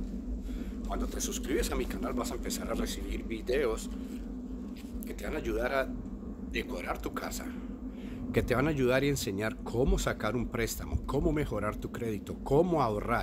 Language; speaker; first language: Spanish; native; Spanish